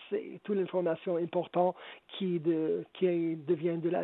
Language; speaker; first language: French; non-native, local second language; English